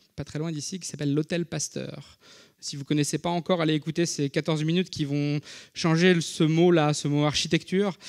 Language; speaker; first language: French; native; French